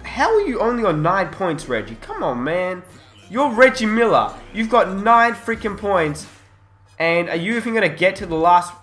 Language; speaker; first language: English; native; English